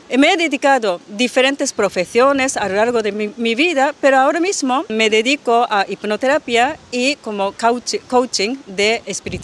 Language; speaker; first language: Spanish; non-native, fluent; Japanese